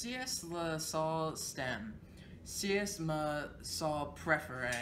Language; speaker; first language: French; non-native, learner; English